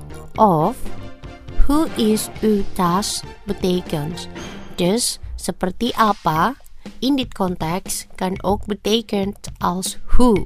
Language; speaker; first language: Dutch; non-native, fluent; Indonesian